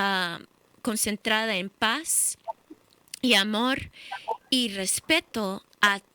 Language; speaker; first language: Spanish; early bilingual, heritage; English